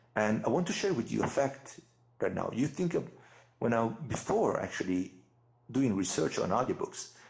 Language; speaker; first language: English; non-native, fluent; Italian